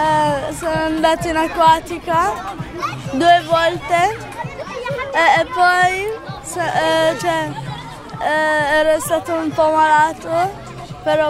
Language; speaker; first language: Italian; non-native, learner; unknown